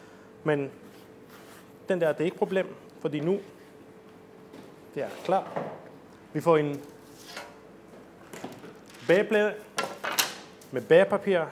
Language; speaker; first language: Danish; non-native, fluent; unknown